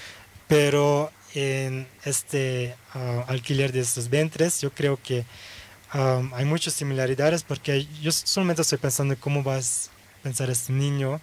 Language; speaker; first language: Spanish; early bilingual, heritage; Dutch